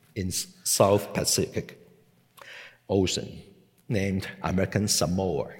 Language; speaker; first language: English; non-native, local second language; Cantonese